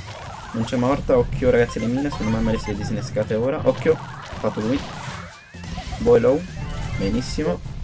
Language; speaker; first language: Italian; native; Italian